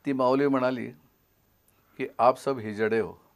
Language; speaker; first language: Hindi; non-native, local second language; Marathi